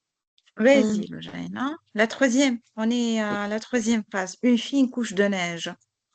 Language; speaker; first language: French; non-native, local second language; Arabic